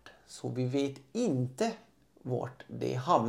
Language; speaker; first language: Swedish; non-native, fluent; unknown